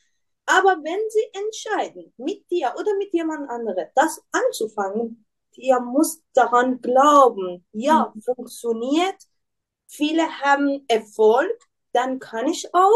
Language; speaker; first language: German; non-native, learner; Persian